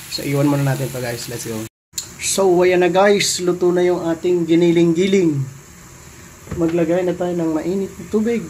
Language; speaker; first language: Filipino; non-native, local second language; Cebuano